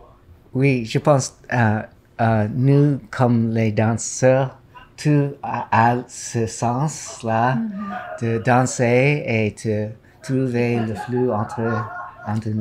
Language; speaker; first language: French; non-native, learner; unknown